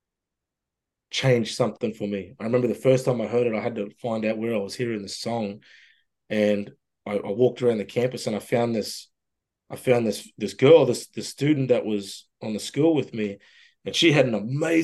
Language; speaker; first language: English; native; English